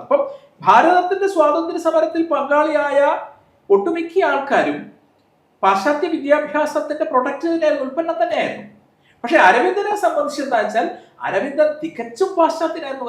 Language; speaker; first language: Malayalam; native; Malayalam